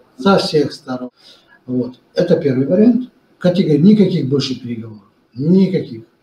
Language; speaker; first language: Russian; non-native, local second language; Romanian